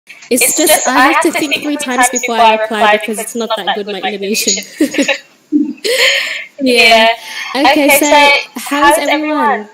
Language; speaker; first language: English; early bilingual, heritage; English